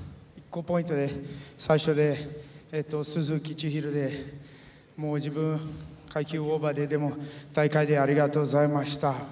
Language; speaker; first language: Japanese; non-native, learner; Portuguese